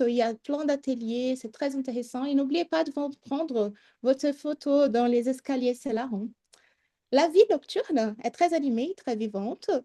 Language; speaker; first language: French; non-native, fluent; Portuguese